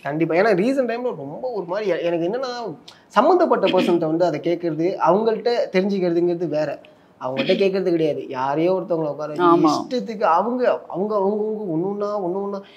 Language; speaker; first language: Tamil; native; Tamil